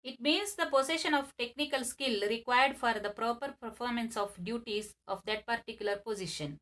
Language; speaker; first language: English; non-native, local second language; Kannada